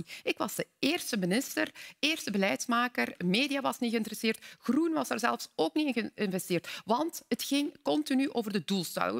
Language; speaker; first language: Dutch; native; Dutch